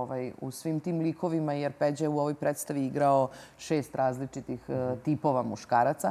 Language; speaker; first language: Serbian; native; Serbian